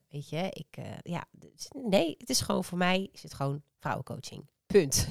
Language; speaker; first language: Dutch; native; Dutch